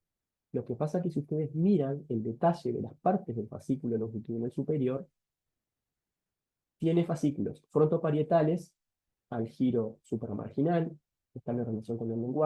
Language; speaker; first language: Spanish; native; Spanish